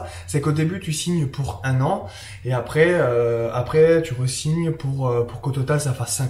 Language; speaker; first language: French; native; French